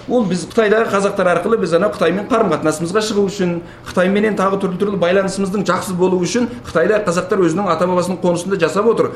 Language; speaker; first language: Kazakh; native; Kazakh